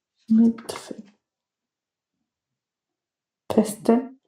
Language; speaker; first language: German; non-native, learner; Macedonian